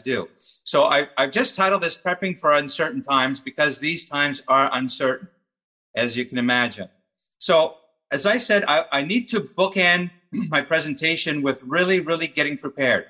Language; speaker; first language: English; native; English